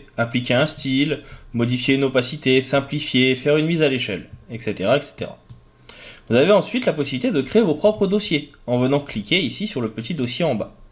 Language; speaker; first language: French; native; French